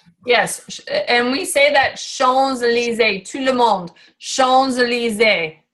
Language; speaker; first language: French; non-native, learner; English